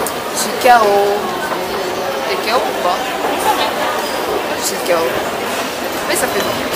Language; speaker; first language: French; non-native, learner; Korean